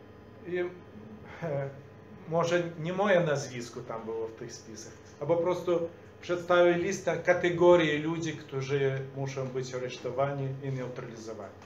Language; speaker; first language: Polish; non-native, fluent; Belarusian